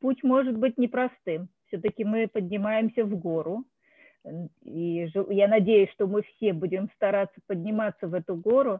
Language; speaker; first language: Russian; native; Russian